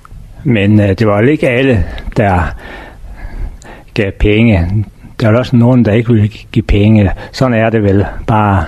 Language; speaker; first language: Danish; native; Danish